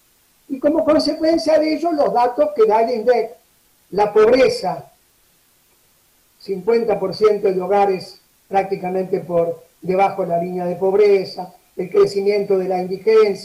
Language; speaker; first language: Spanish; native; Spanish